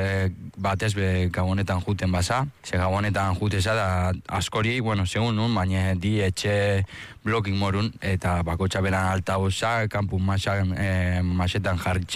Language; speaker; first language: Basque; native; Basque